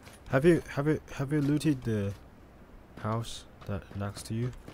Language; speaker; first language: English; non-native, fluent; Korean